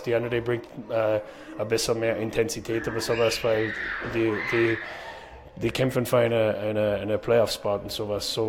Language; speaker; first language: German; non-native, fluent; English